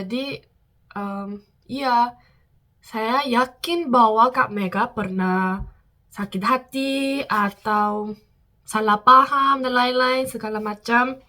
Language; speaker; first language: Indonesian; non-native, fluent; Korean